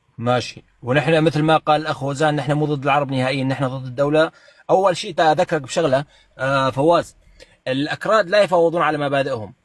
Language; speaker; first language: Arabic; non-native, local second language; Kurdish